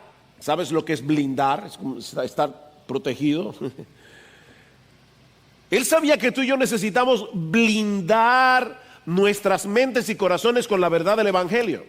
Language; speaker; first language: Spanish; native; Spanish